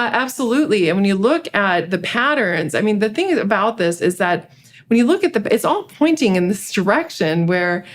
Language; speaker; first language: English; native; English